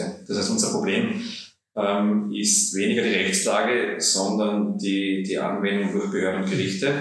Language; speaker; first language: German; native; German